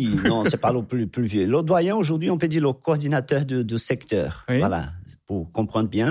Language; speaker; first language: French; non-native, fluent; Portuguese